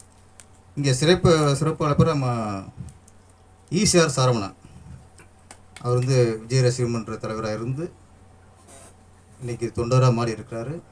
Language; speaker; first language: Tamil; native; Tamil